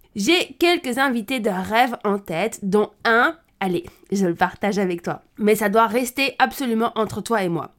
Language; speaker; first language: French; native; French